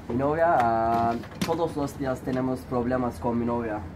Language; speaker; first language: Spanish; non-native, learner; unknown